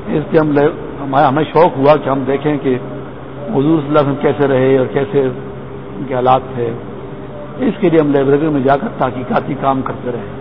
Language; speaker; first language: Urdu; non-native, local second language; Pashto